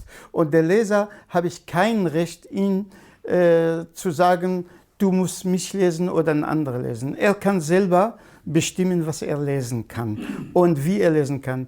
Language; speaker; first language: German; non-native, fluent; Kurdish